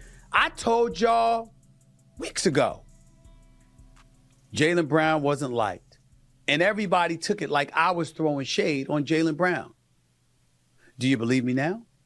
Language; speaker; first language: English; native; English